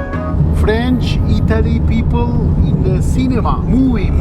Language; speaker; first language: English; non-native, learner; Uzbek